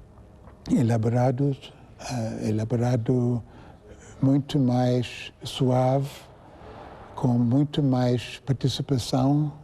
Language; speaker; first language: Portuguese; non-native, fluent; English